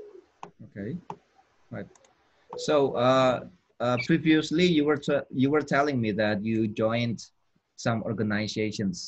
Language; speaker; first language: English; non-native, fluent; Indonesian